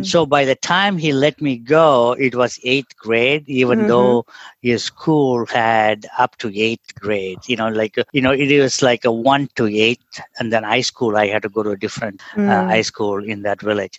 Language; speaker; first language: English; non-native, local second language; Tamil